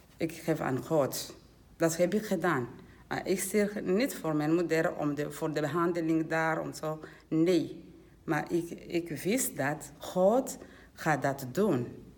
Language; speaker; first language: Dutch; non-native, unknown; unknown